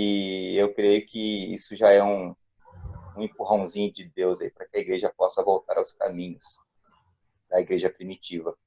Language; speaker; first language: Portuguese; native; Portuguese